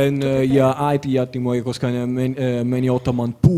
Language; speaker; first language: Finnish; non-native, learner; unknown